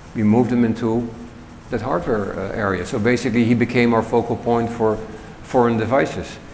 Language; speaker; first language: English; non-native, fluent; Dutch